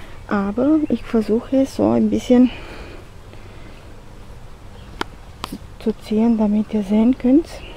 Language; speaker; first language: German; non-native, fluent; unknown